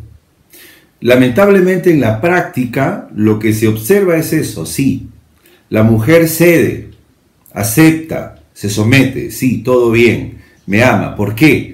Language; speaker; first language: Spanish; native; Spanish